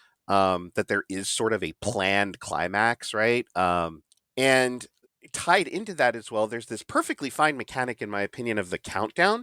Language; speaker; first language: English; native; English